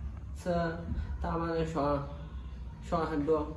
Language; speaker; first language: Chinese; non-native, learner; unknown